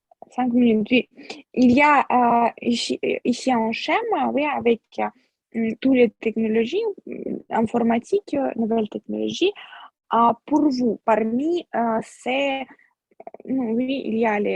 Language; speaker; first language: French; non-native, fluent; Russian